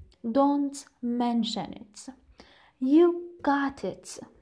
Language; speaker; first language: English; non-native, fluent; Persian